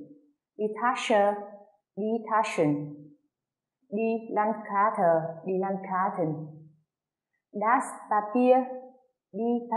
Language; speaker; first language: German; non-native, fluent; Vietnamese